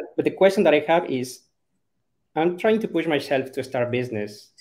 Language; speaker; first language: English; non-native, fluent; Spanish